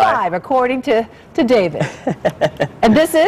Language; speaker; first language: English; native; English